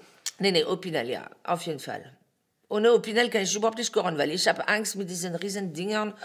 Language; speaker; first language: German; non-native, fluent; French